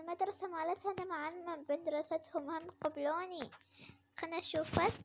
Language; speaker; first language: Arabic; native; Arabic